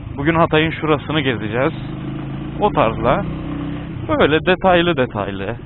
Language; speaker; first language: Turkish; native; Turkish